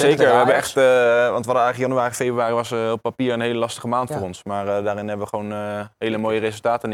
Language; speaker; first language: Dutch; native; Dutch